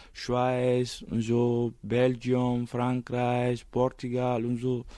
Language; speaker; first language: German; non-native, fluent; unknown